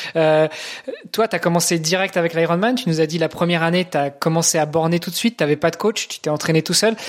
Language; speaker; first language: French; native; French